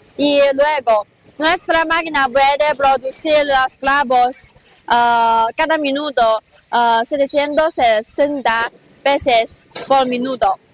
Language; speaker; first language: Spanish; non-native, learner; Chinese